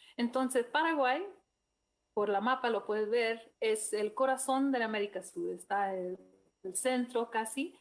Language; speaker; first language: Spanish; non-native, fluent; English